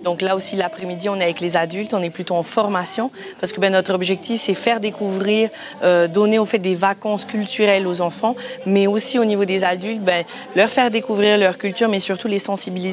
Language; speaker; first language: French; native; French